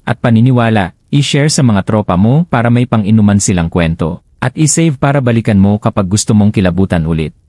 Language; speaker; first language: Filipino; native; Filipino